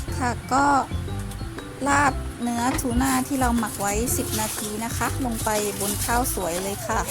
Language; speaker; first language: Thai; native; Thai